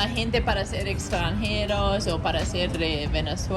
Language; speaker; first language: Spanish; non-native, learner; English